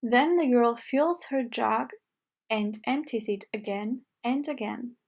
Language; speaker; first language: English; non-native, fluent; Armenian